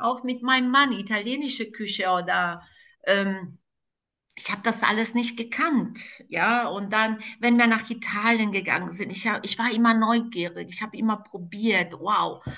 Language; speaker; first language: German; non-native, fluent; Croatian